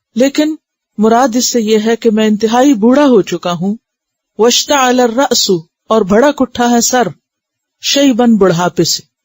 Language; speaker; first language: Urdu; native; Urdu